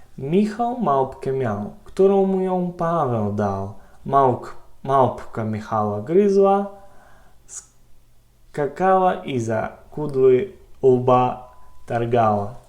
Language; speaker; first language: Polish; non-native, learner; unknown